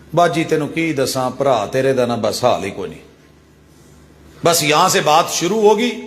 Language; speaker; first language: Urdu; non-native, local second language; Punjabi